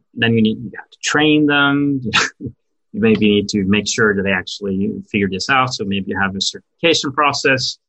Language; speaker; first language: English; non-native, fluent; Norwegian